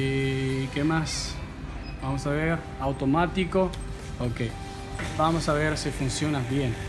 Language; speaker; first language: Spanish; non-native, fluent; Chinese